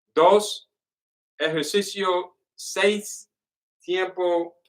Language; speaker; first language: Spanish; non-native, learner; English